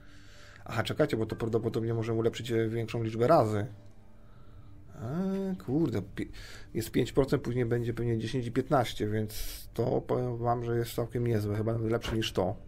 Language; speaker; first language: Polish; native; Polish